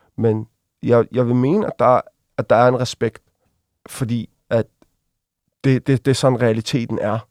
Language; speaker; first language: Danish; early bilingual, other home language; Arabic